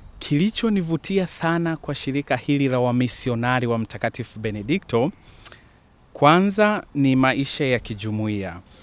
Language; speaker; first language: Swahili; native; Swahili